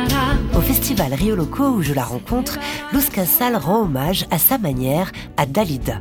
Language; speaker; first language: French; native; French